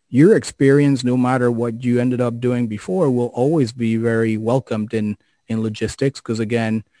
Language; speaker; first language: English; non-native, fluent; Spanish